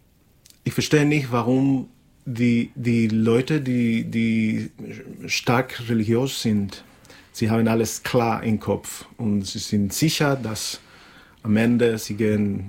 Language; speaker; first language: German; non-native, learner; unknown